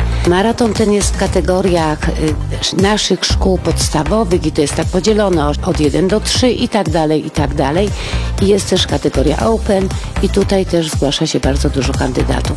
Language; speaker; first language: Polish; native; Polish